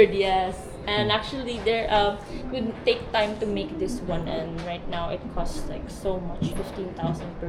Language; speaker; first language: English; non-native, local second language; Filipino